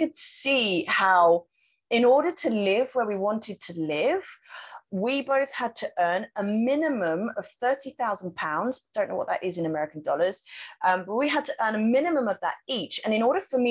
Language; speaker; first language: English; native; English